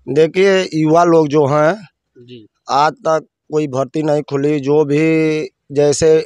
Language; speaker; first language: Hindi; native; Hindi